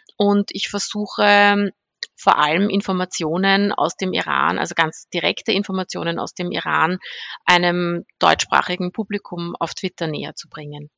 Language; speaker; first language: German; early bilingual, other home language; Persian